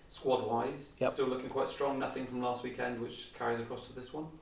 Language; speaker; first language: English; native; English